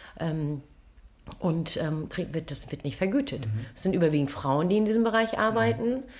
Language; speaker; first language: German; early bilingual, other home language; Turkish